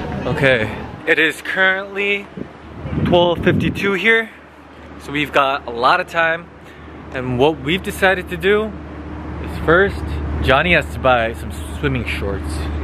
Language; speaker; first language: English; early bilingual, other home language; Korean